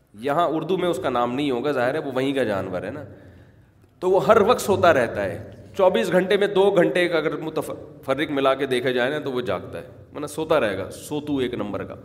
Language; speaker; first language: Urdu; native; Urdu